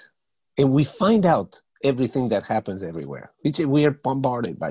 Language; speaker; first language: English; non-native, fluent; Spanish